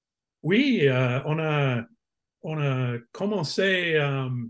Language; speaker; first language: French; non-native, fluent; English